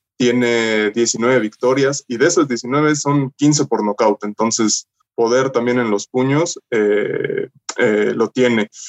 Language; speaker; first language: Spanish; native; Spanish